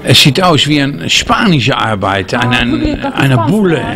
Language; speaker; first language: German; non-native, learner; Dutch